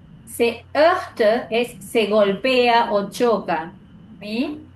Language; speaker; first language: French; non-native, fluent; Spanish